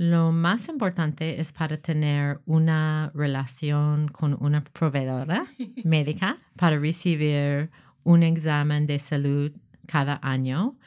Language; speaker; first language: Spanish; non-native, learner; English